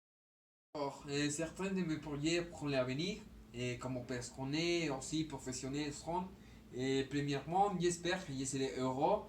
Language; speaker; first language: French; non-native, learner; Spanish